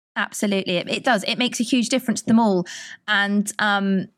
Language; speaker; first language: English; native; English